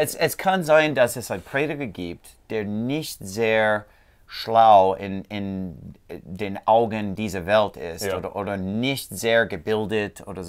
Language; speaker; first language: German; non-native, learner; English